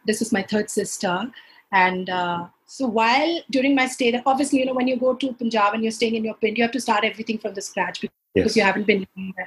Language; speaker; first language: English; non-native, local second language; Punjabi